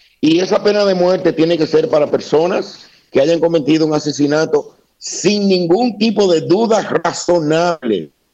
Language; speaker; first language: Spanish; native; Spanish